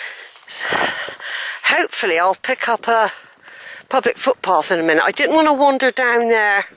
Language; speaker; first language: English; native; English